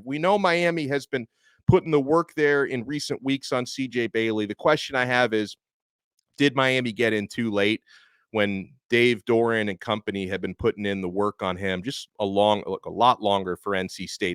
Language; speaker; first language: English; native; English